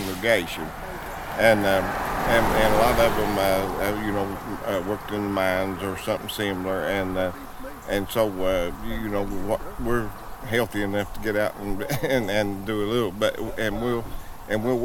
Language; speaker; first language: English; native; English